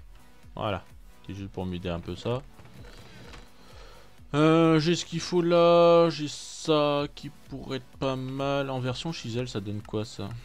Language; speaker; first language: French; native; French